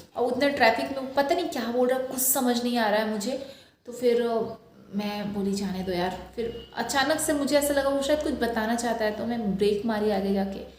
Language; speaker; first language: Hindi; non-native, local second language; Bangla